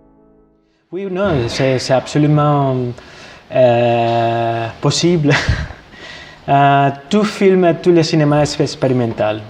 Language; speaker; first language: French; non-native, fluent; Spanish